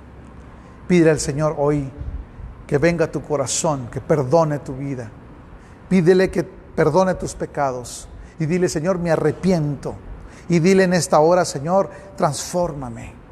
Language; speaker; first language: Spanish; native; Spanish